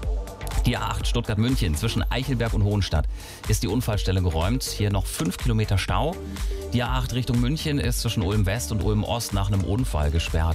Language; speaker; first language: German; native; German